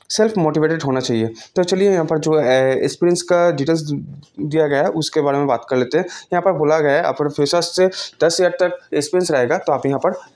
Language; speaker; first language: Hindi; non-native, local second language; Bangla